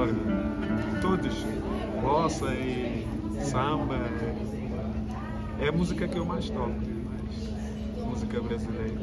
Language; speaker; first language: Portuguese; early bilingual, other home language; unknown